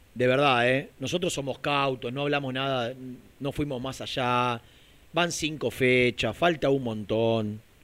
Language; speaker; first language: Spanish; native; Spanish